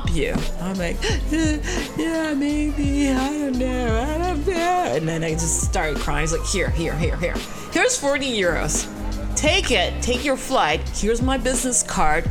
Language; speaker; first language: English; non-native, fluent; French